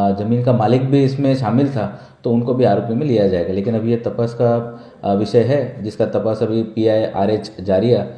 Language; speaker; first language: Hindi; non-native, local second language; Gujarati